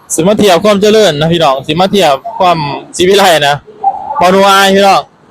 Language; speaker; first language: Thai; native; Thai